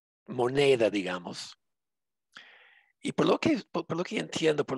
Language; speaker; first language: Spanish; non-native, fluent; English